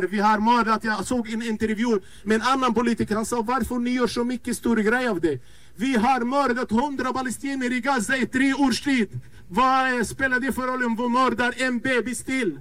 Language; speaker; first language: Swedish; non-native, fluent; Arabic